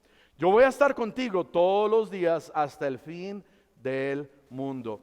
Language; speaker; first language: Spanish; native; Spanish